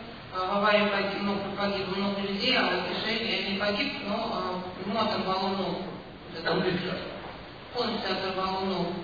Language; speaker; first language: Russian; native; Russian